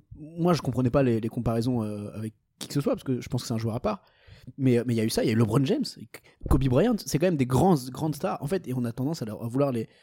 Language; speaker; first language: French; early bilingual, other home language; Portuguese